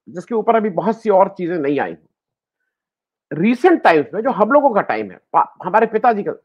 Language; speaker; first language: Hindi; native; Hindi